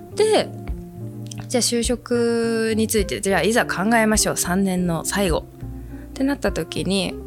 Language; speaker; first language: Japanese; native; Japanese